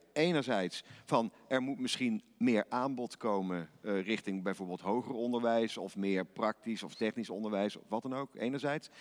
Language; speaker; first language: Dutch; native; Dutch